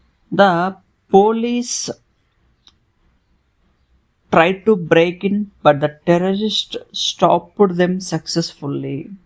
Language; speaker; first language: English; non-native, local second language; Telugu